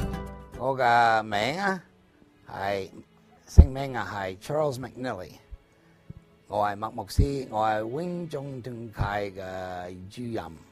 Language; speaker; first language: Chinese; non-native, learner; English